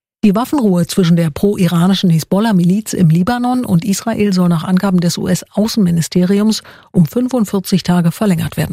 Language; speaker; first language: German; native; German